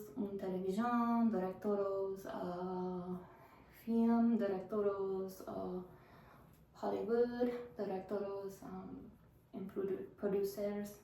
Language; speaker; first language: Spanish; non-native, learner; English